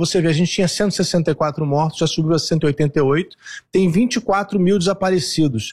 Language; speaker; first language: Portuguese; native; Portuguese